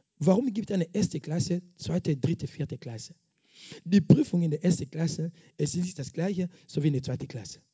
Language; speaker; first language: German; non-native, fluent; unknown